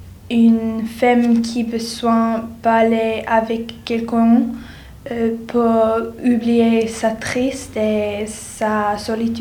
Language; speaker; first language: French; non-native, learner; English